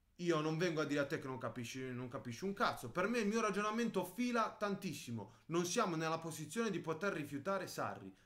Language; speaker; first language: Italian; native; Italian